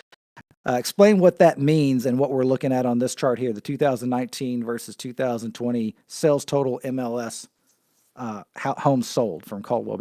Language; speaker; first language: English; native; English